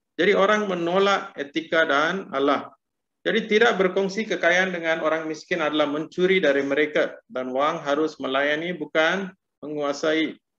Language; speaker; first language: Malay; non-native, local second language; Tamil